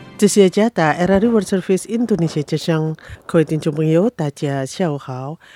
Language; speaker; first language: Chinese; early bilingual, heritage; Chinese